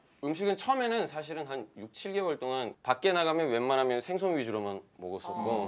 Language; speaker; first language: Korean; non-native, fluent; Turkish